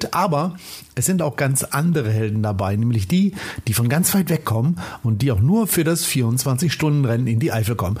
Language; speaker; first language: German; native; German